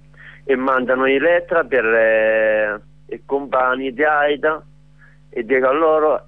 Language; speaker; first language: Italian; non-native, learner; Arabic